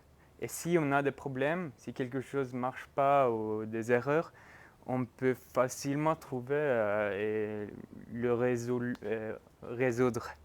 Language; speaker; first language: French; non-native, fluent; Norwegian